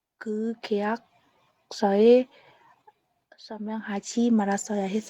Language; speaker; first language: Korean; non-native, learner; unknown